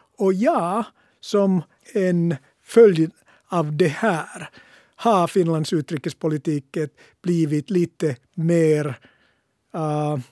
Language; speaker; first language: Swedish; non-native, local second language; Finnish